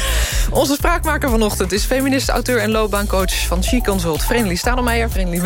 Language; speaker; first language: Dutch; native; Dutch